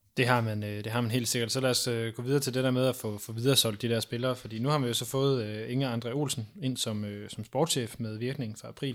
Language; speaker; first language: Danish; native; Danish